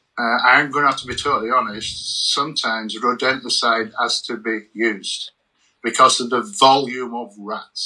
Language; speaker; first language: English; native; English